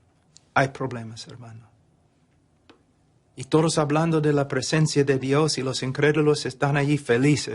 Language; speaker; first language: Spanish; non-native, fluent; English